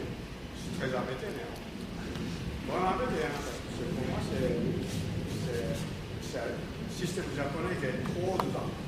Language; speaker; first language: French; non-native, learner; Japanese